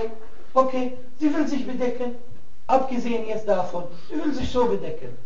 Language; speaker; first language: German; non-native, fluent; Arabic